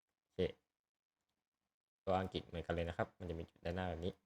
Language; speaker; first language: Thai; native; Thai